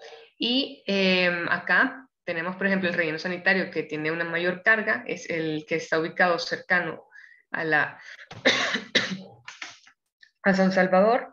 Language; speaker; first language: Spanish; native; Spanish